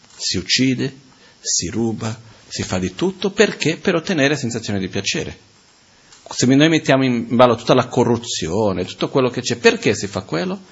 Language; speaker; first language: Italian; non-native, fluent; Portuguese